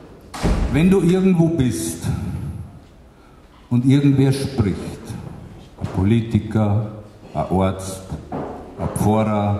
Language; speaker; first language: German; native; German